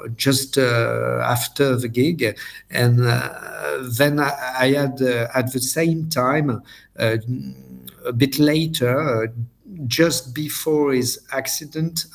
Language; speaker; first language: English; non-native, fluent; French